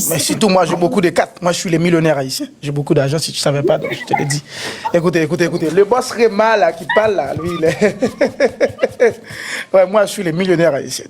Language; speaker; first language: French; non-native, local second language; Haitian Creole